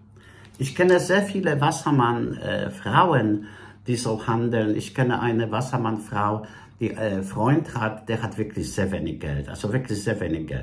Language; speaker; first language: German; non-native, fluent; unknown